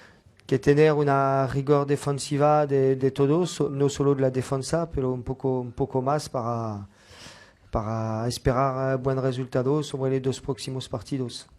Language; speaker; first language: Spanish; non-native, fluent; French